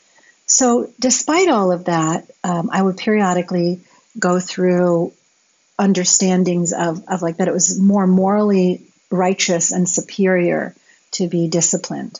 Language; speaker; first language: English; native; English